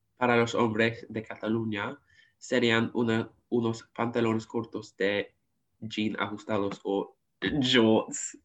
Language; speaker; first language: Spanish; non-native, learner; English